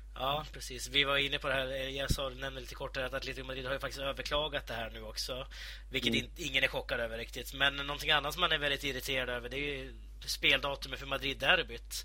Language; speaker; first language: Swedish; native; Swedish